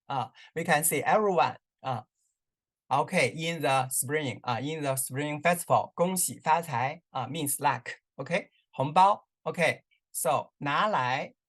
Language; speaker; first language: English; non-native, learner; Chinese